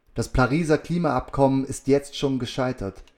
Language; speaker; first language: German; native; German